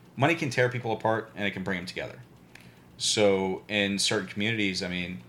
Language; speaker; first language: English; early bilingual, other home language; Albanian